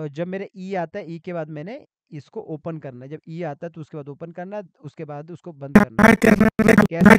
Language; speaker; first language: Hindi; native; Hindi